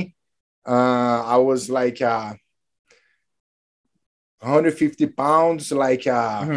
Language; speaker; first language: English; non-native, fluent; Portuguese